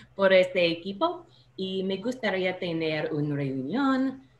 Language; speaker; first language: Spanish; non-native, learner; English